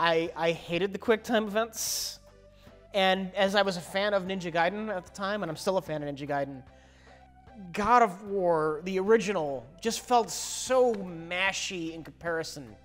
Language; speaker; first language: English; native; English